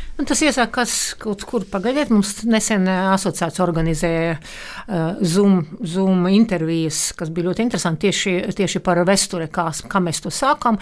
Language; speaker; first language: Latvian; non-native, local second language; Russian